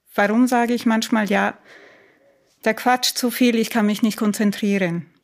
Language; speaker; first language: German; non-native, fluent; Italian